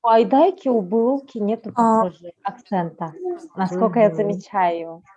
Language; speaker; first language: Russian; non-native, fluent; Turkish